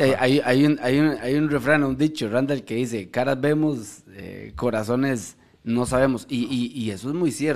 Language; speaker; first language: Spanish; native; Spanish